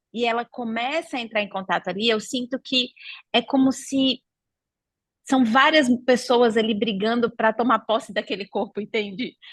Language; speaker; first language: Portuguese; native; Portuguese